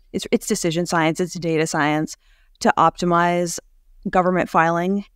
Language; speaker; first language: English; native; English